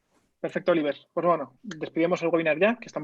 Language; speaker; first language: Spanish; native; Spanish